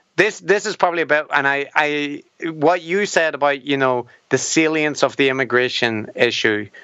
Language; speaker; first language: English; native; English